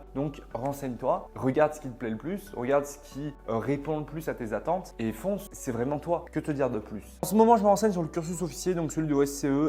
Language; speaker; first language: French; native; French